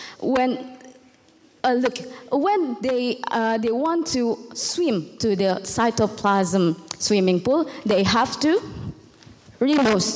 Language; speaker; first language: English; non-native, learner; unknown